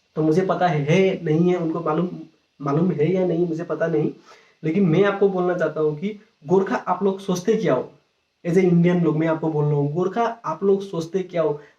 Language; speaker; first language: Hindi; non-native, local second language; Nepali